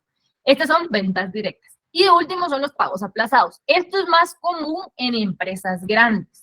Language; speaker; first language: Spanish; native; Spanish